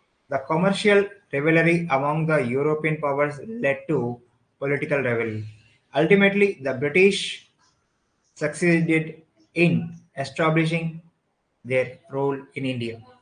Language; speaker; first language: English; non-native, local second language; Telugu